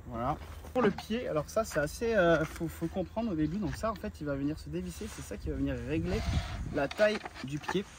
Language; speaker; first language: French; native; French